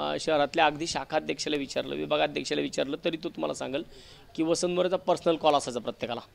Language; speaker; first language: Marathi; native; Marathi